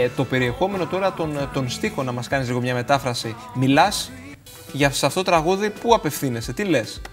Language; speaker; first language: Greek; native; Greek